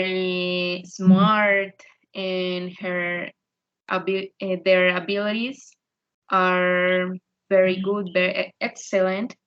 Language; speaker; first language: English; non-native, learner; Spanish